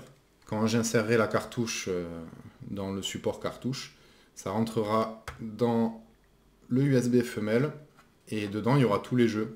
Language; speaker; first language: French; native; French